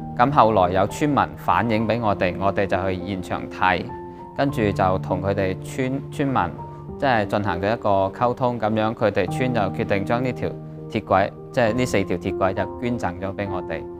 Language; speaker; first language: Cantonese; native; Cantonese